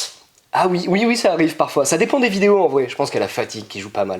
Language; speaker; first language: French; native; French